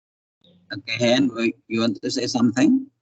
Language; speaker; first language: English; non-native, fluent; Indonesian